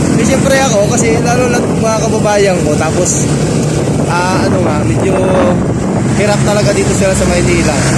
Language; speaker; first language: Filipino; non-native, local second language; Waray